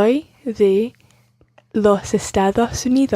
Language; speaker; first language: Spanish; non-native, learner; English